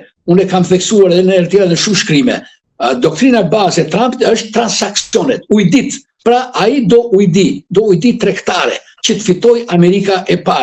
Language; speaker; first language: Albanian; native; Albanian